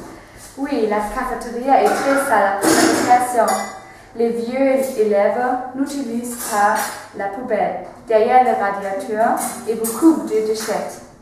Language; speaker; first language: French; non-native, learner; German